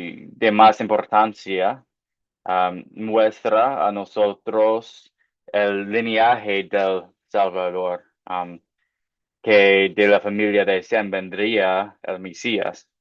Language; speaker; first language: Spanish; non-native, fluent; English